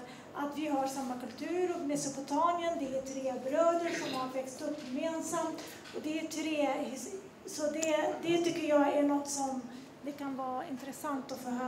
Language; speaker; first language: Swedish; non-native, fluent; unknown